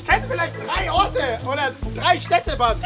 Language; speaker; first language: German; native; German